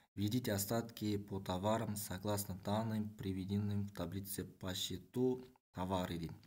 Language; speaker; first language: Russian; non-native, local second language; Kazakh